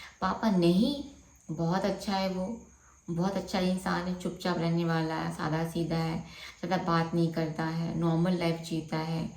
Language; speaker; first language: Hindi; non-native, local second language; Bangla